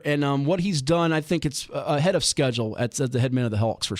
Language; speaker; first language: English; native; English